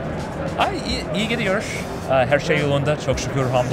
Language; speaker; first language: Turkish; non-native, learner; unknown